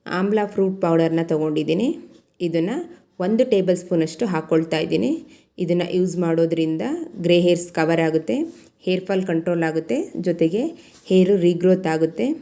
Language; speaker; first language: Kannada; native; Kannada